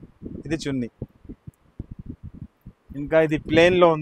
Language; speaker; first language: Telugu; non-native, local second language; Urdu